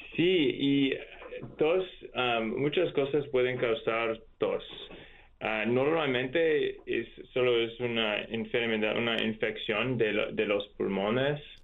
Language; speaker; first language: Spanish; non-native, learner; English